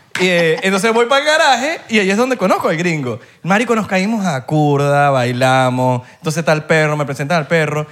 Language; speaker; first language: Spanish; native; Spanish